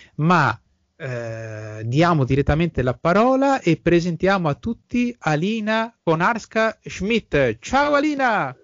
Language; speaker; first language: Italian; native; Italian